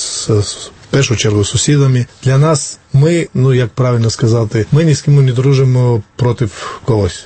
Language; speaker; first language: Ukrainian; non-native, fluent; Georgian